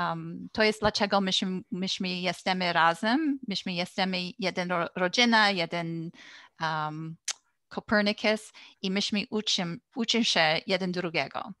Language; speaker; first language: Polish; early bilingual, heritage; English